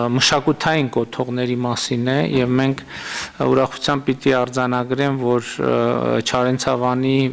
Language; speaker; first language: Armenian; native; Armenian